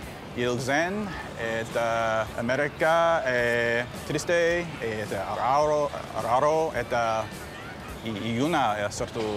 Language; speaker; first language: Basque; non-native, learner; English